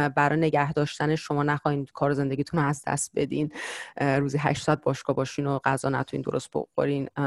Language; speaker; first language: Persian; native; Persian